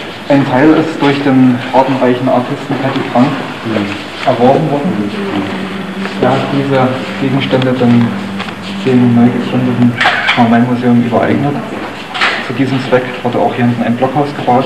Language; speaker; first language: German; native; German